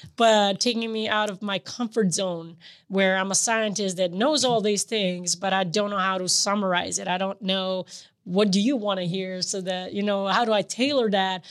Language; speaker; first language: English; non-native, fluent; Serbian